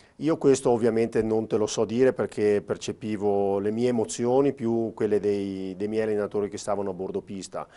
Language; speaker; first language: Italian; native; Italian